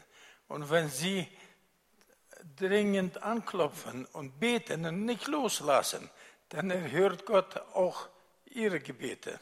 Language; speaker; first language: German; non-native, fluent; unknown